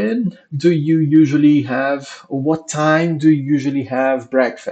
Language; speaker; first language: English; non-native, fluent; Portuguese